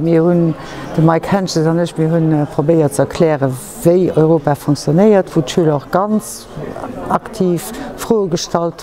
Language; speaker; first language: German; non-native, local second language; Luxembourgish